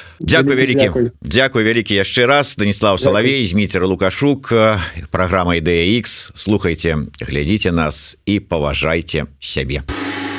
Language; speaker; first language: Belarusian; non-native, local second language; Russian